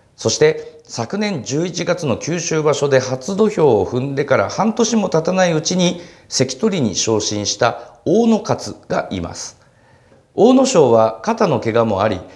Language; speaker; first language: Japanese; native; Japanese